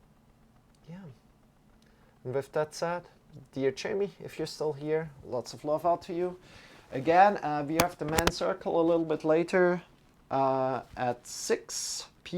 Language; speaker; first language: English; non-native, fluent; German